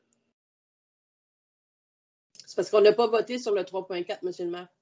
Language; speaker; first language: French; native; French